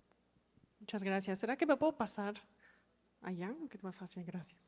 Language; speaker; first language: Spanish; non-native, fluent; English